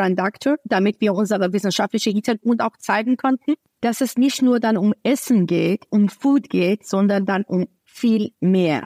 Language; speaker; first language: German; non-native, fluent; Persian